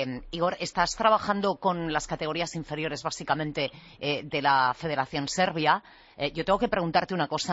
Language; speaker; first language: Spanish; native; Spanish